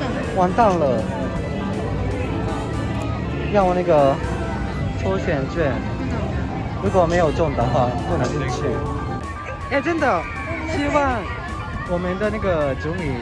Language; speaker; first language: Chinese; non-native, fluent; Japanese